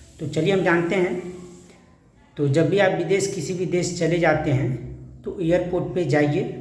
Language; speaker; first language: Hindi; native; Hindi